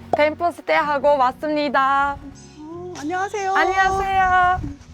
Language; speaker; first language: Korean; non-native, learner; Turkish